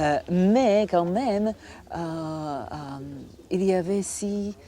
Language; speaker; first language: French; non-native, fluent; Croatian